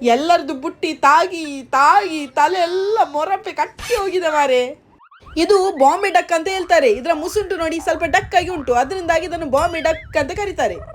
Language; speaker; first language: Kannada; non-native, local second language; Tulu